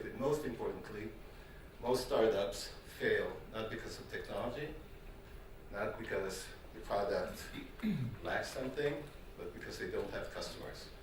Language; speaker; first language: English; non-native, fluent; Hebrew